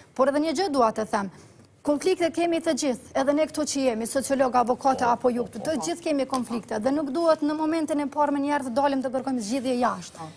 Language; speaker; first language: Albanian; native; Albanian